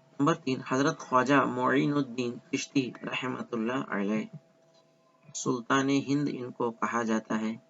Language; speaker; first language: Urdu; native; Urdu